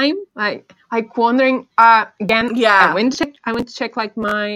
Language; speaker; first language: English; non-native, fluent; Portuguese